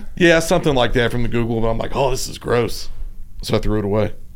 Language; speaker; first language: English; native; English